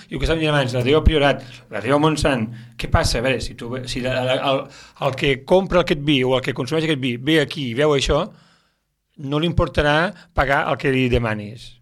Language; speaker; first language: Catalan; native; Catalan